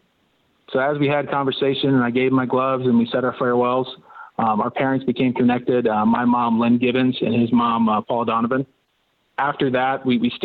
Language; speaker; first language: English; native; English